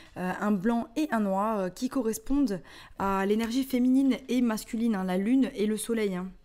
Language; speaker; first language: French; native; French